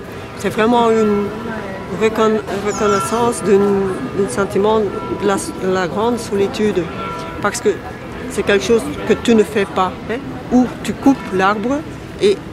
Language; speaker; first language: French; non-native, local second language; Dutch